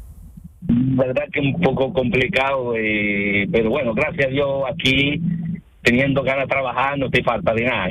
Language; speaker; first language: Spanish; non-native, fluent; Arabic